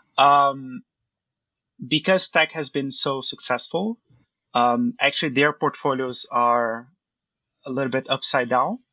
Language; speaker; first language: English; non-native, fluent; Portuguese